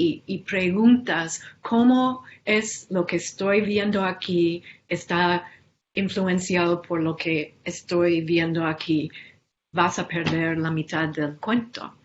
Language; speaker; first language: Spanish; non-native, fluent; English